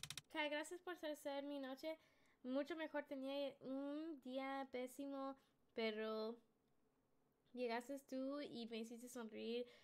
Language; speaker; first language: Spanish; early bilingual, heritage; Spanish